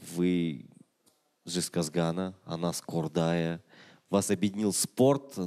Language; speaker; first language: Russian; non-native, local second language; Kazakh